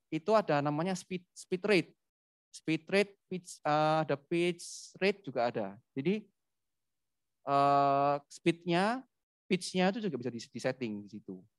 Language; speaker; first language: Indonesian; native; Indonesian